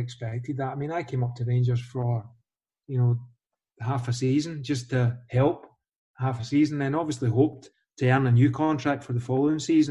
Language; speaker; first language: English; native; English